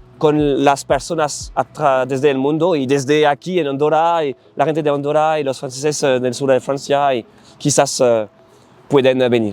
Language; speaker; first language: Spanish; non-native, learner; French